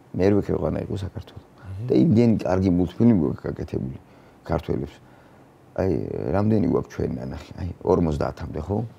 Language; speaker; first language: Georgian; native; Georgian